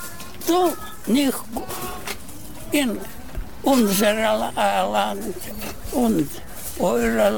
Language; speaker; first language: German; non-native, learner; Russian